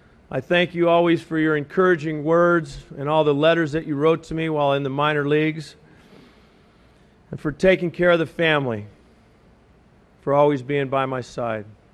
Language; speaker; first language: English; native; English